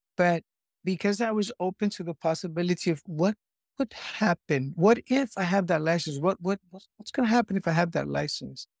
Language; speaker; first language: English; native; English